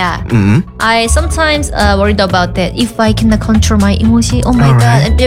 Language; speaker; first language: English; non-native, learner; Korean